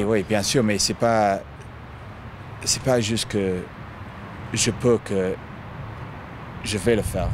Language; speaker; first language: French; non-native, fluent; English